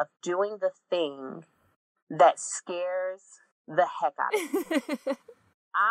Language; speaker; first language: English; native; English